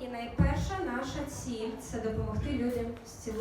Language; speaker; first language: Ukrainian; native; Ukrainian